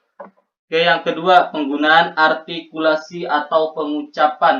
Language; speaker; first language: Indonesian; native; Indonesian